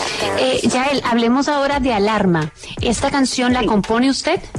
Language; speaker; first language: Spanish; native; Spanish